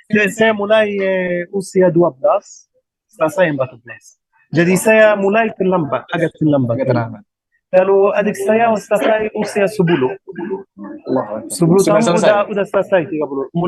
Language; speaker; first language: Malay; non-native, learner; Arabic